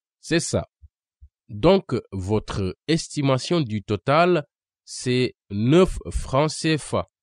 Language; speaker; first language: French; non-native, local second language; Wolof